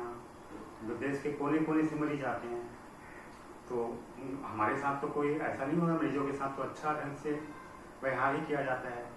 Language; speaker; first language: Hindi; native; Hindi